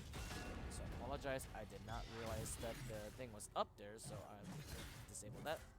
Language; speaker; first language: English; native; English